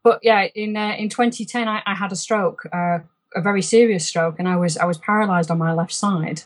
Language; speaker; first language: English; native; English